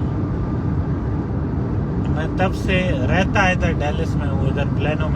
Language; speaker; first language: Hindi; non-native, local second language; Sindhi